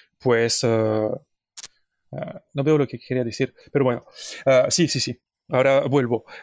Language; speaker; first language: Spanish; non-native, fluent; French